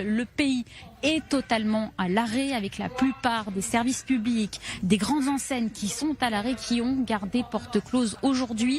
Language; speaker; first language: French; native; French